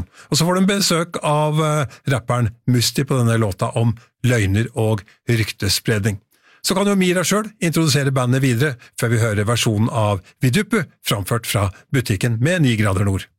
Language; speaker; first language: Norwegian; native; Norwegian